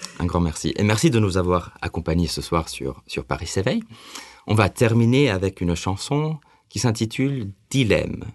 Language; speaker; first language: French; native; French